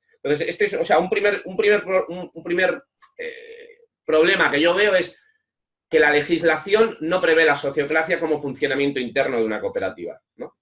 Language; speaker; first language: Spanish; native; Spanish